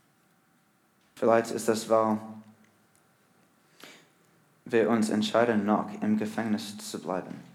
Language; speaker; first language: German; non-native, learner; English